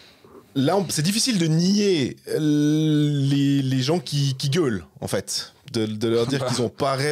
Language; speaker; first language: French; native; French